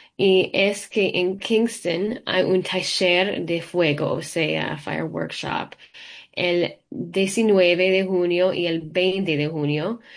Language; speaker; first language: Spanish; early bilingual, heritage; English